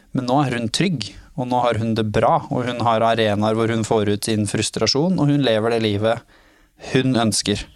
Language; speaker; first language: Norwegian; early bilingual, other home language; Somali